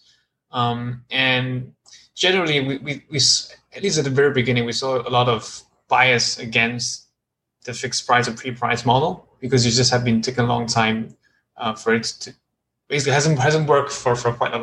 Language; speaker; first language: English; non-native, local second language; Cantonese